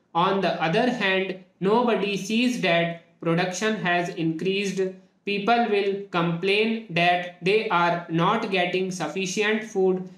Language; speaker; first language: English; non-native, local second language; Hindi